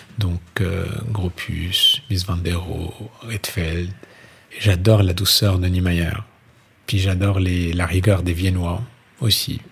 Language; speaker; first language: French; non-native, local second language; Arabic